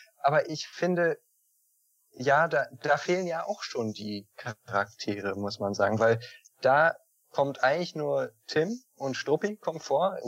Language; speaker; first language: German; native; German